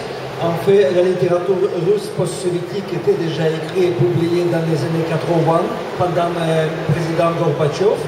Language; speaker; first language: French; non-native, fluent; Russian